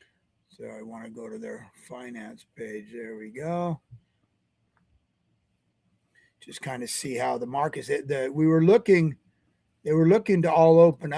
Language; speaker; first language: English; native; English